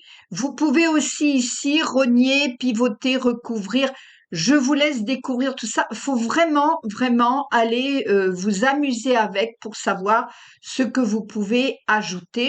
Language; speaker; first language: French; native; French